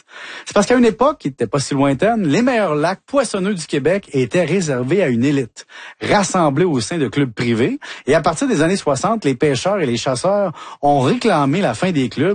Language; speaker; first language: French; native; French